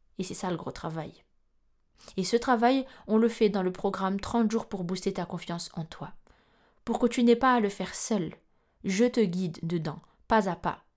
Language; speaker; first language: French; non-native, local second language; Malagasy